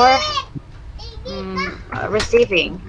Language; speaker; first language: English; non-native, learner; Indonesian